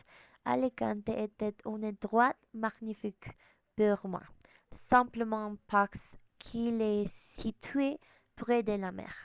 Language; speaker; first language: French; non-native, learner; Spanish